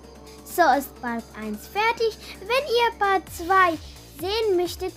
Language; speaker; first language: German; non-native, learner; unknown